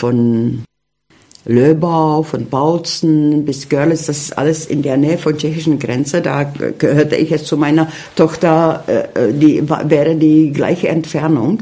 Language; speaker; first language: German; early bilingual, heritage; German